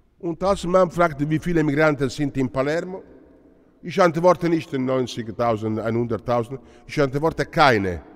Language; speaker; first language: German; non-native, fluent; Italian